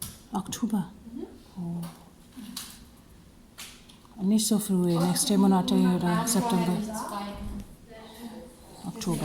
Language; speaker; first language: German; non-native, learner; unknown